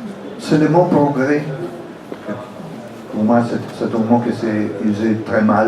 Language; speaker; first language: French; non-native, fluent; Italian